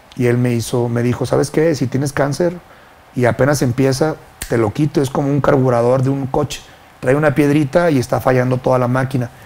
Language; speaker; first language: Spanish; native; Spanish